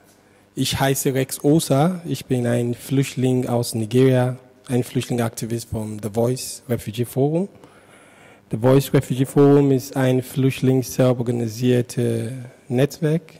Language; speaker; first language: German; non-native, learner; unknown